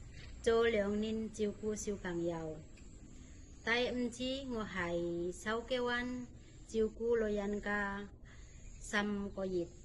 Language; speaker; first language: Cantonese; non-native, learner; Indonesian